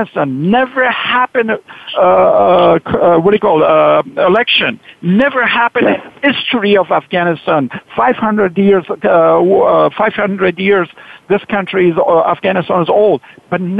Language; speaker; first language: English; non-native, fluent; Persian